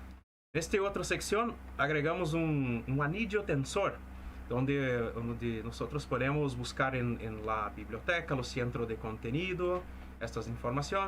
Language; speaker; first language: Spanish; non-native, fluent; Portuguese